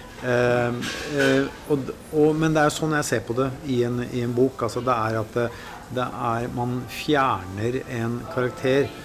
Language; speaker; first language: Norwegian; native; Norwegian